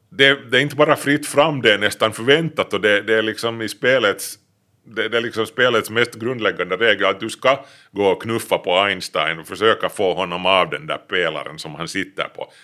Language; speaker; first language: Swedish; native; Swedish